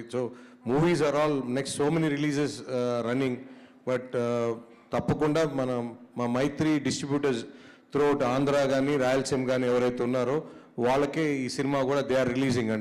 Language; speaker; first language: Telugu; native; Telugu